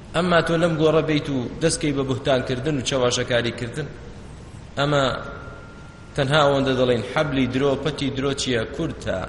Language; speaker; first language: Central Kurdish; non-native, local second language; Kurdish